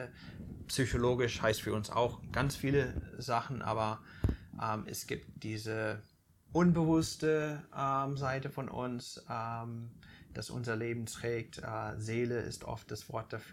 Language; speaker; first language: German; non-native, fluent; English